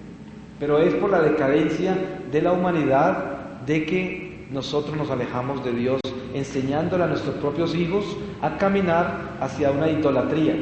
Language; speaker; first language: Spanish; native; Spanish